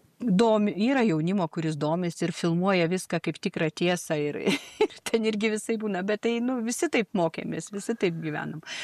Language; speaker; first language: Lithuanian; native; Lithuanian